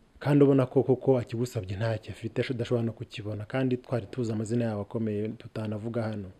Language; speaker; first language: Kinyarwanda; native; Kinyarwanda